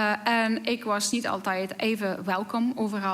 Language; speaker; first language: Dutch; non-native, fluent; Polish